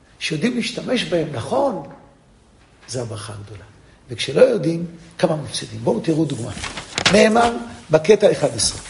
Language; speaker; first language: Hebrew; non-native, fluent; English